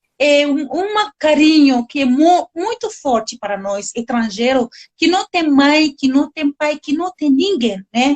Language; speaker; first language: Portuguese; non-native, learner; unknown